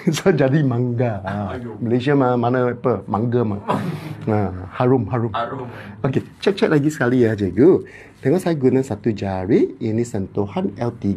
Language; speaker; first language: Malay; non-native, local second language; Cantonese